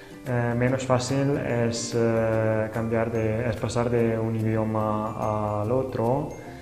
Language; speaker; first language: Spanish; non-native, fluent; Italian